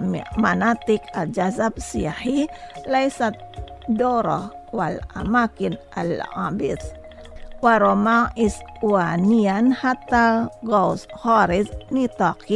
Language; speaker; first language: Arabic; non-native, learner; Indonesian